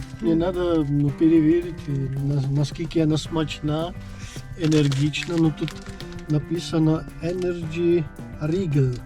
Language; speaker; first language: Ukrainian; non-native, learner; Georgian